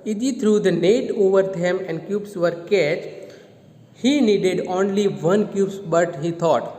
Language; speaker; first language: English; non-native, local second language; Gujarati